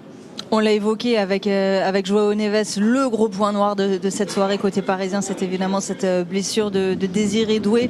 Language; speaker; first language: French; native; French